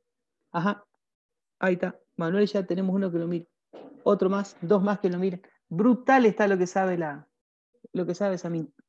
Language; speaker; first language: Spanish; native; Spanish